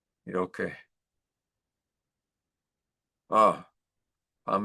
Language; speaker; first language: Korean; non-native, learner; English